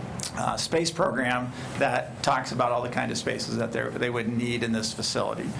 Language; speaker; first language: English; native; English